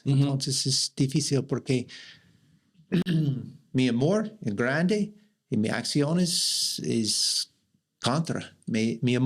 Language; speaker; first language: Spanish; non-native, learner; English